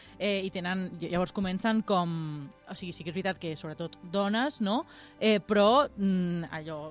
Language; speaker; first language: Catalan; non-native, local second language; Spanish